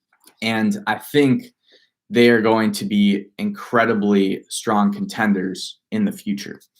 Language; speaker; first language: English; native; English